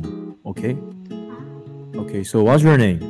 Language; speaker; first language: English; non-native, learner; Korean